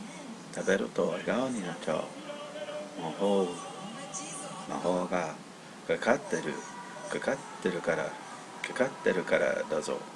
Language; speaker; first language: Japanese; non-native, learner; English